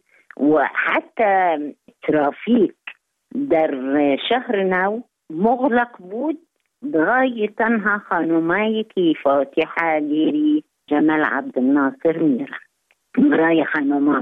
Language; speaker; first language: Persian; non-native, fluent; Arabic